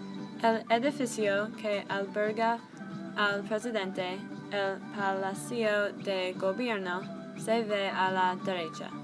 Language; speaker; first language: Spanish; non-native, learner; English